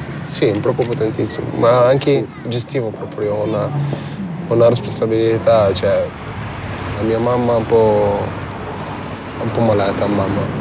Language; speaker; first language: Italian; non-native, learner; Arabic